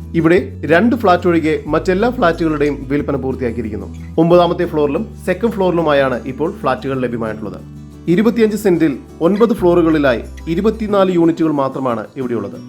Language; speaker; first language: Malayalam; native; Malayalam